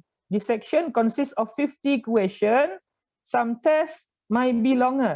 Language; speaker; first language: English; non-native, fluent; Indonesian